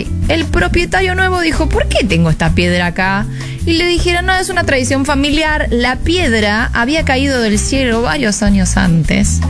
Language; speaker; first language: Spanish; native; Spanish